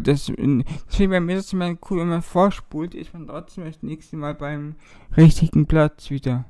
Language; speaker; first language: German; native; German